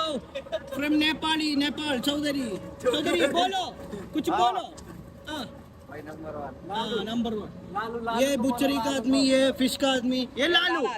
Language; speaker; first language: Hindi; non-native, local second language; Malayalam